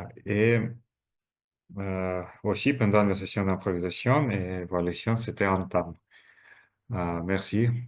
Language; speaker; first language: French; non-native, learner; Russian